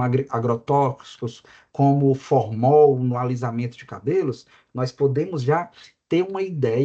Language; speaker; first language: Portuguese; native; Portuguese